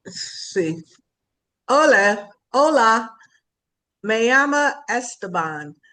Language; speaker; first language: Spanish; non-native, learner; English